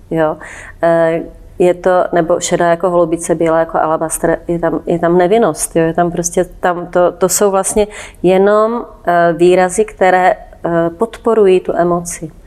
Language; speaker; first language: Czech; native; Czech